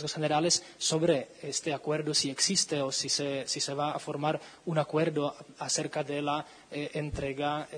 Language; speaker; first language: Spanish; non-native, fluent; Czech